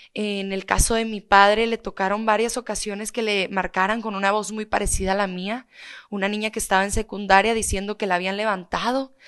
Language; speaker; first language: Spanish; native; Spanish